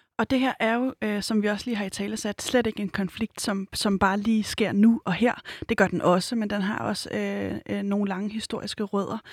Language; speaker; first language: Danish; native; Danish